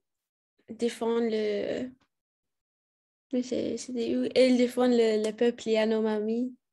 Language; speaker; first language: French; non-native, learner; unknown